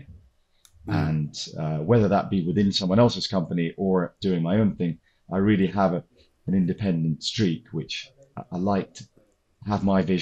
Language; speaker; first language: English; native; English